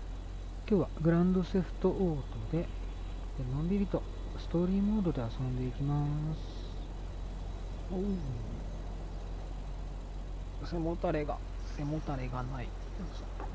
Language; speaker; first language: Japanese; native; Japanese